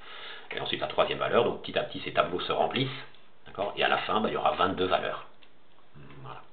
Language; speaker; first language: French; native; French